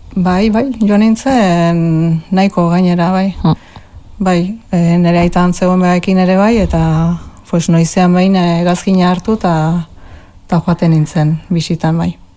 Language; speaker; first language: Basque; non-native, local second language; Spanish